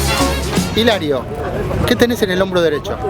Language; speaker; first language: Spanish; native; Spanish